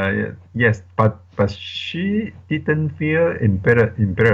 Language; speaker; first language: English; non-native, learner; Chinese